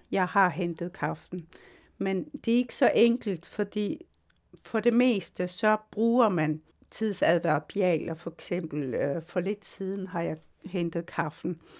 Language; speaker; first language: Danish; non-native, local second language; Kalaallisut